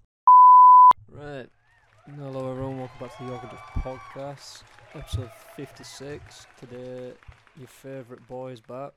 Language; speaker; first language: English; native; English